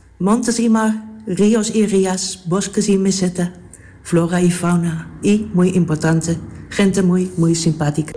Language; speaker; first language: Spanish; non-native, fluent; Dutch